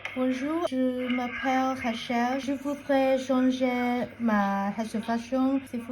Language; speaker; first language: French; non-native, learner; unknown